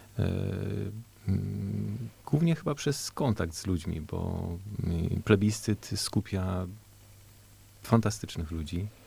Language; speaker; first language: Polish; early bilingual, heritage; Polish